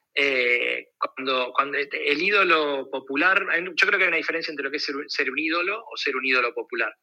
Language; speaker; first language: Spanish; native; Spanish